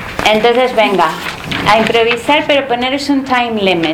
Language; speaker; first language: Spanish; native; Spanish